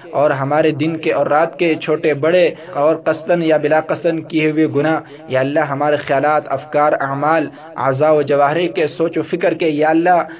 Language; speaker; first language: Urdu; native; Urdu